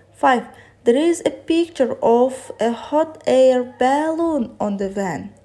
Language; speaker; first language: English; non-native, fluent; Kazakh